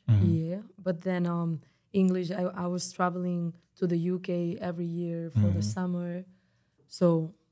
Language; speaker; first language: English; non-native, fluent; Spanish